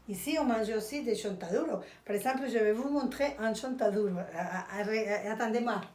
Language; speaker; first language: French; non-native, fluent; Spanish